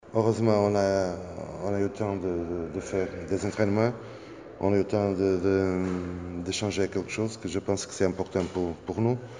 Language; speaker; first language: French; non-native, fluent; Portuguese